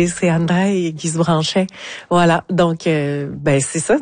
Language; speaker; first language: French; native; French